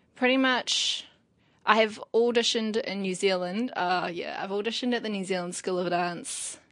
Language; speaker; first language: English; native; English